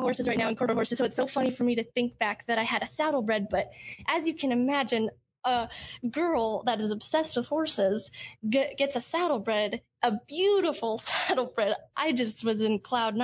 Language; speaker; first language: English; native; English